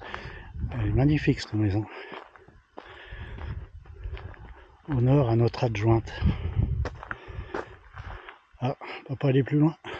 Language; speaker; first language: French; native; French